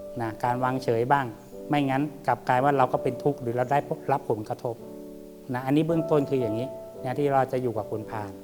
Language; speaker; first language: Thai; native; Thai